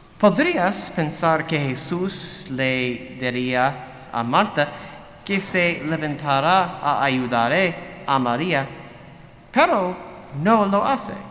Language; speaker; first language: Spanish; non-native, learner; English